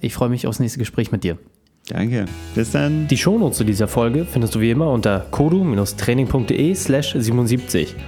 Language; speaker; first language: German; native; German